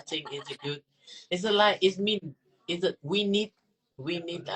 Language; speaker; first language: English; non-native, learner; Vietnamese